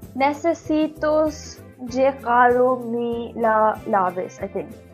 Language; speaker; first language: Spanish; non-native, learner; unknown